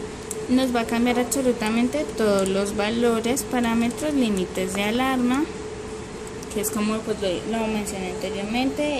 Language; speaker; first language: Spanish; native; Spanish